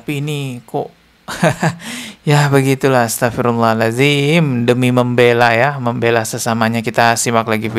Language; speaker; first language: Indonesian; native; Indonesian